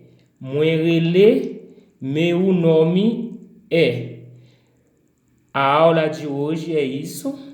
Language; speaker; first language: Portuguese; non-native, learner; Haitian Creole